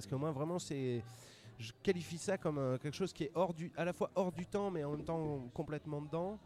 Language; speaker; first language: French; native; French